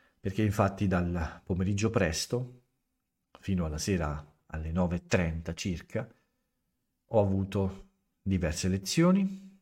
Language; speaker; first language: Italian; native; Italian